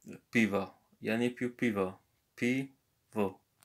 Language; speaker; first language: Russian; non-native, learner; Morisyen